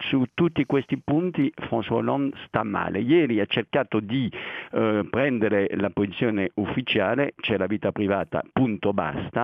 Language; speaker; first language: Italian; non-native, fluent; French